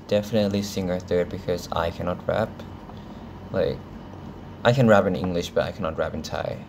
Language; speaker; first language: English; non-native, fluent; Thai